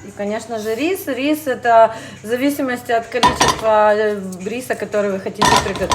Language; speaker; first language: Russian; native; Russian